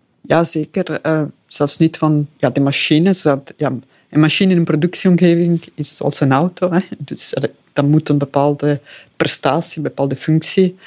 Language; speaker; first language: Dutch; non-native, fluent; Italian